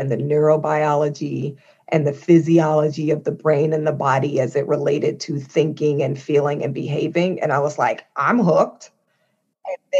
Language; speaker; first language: English; native; English